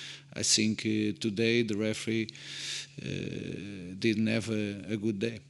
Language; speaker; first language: English; non-native, fluent; Portuguese